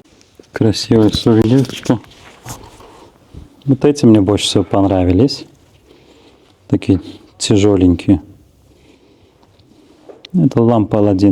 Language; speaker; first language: Russian; native; Russian